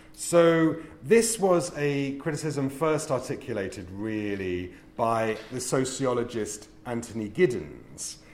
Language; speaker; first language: English; native; English